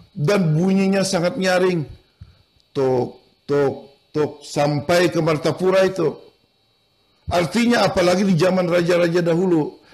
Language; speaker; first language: Indonesian; non-native, local second language; Banjar